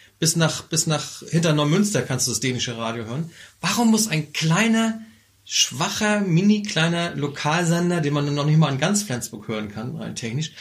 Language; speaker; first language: German; native; German